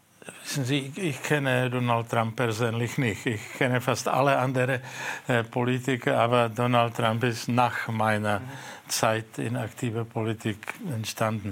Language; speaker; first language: German; non-native, fluent; Czech